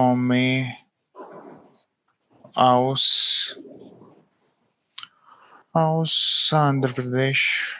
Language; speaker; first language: German; non-native, fluent; Telugu